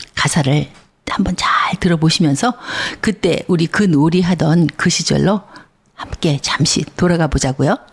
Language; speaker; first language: Korean; native; Korean